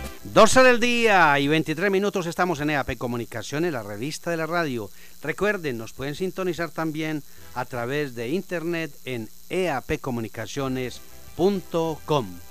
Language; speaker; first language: Spanish; native; Spanish